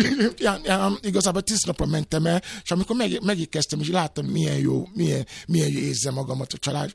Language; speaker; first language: Hungarian; non-native, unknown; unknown